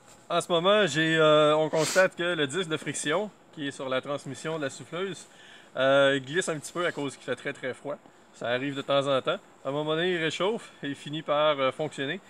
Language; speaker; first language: French; native; French